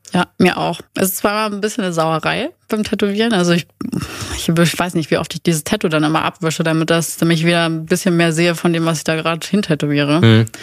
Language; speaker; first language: German; native; German